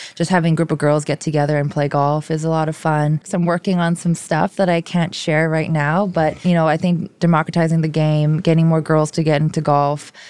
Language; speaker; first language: English; early bilingual, other home language; Korean